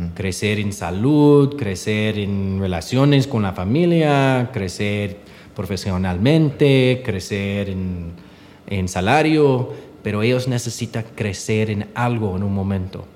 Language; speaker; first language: Spanish; non-native, learner; English